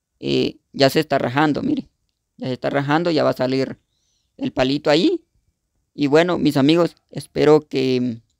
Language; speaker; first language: Spanish; native; Spanish